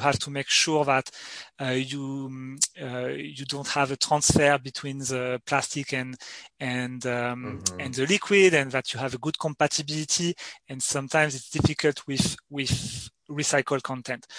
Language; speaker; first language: English; non-native, fluent; French